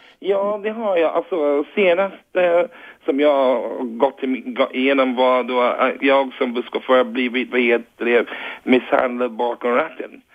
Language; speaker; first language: Swedish; non-native, fluent; English